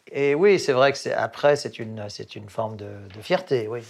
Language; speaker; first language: French; non-native, local second language; English